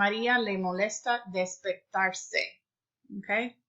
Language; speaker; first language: Spanish; non-native, fluent; English